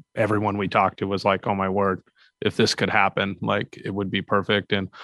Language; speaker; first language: English; native; English